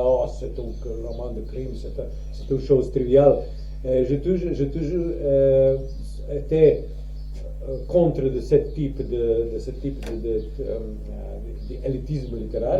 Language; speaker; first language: French; non-native, learner; Croatian